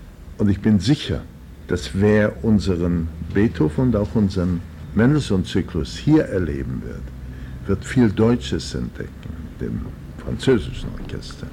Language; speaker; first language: German; native; German